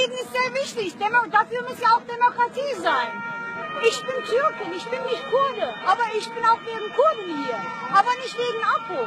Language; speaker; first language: German; early bilingual, other home language; Turkish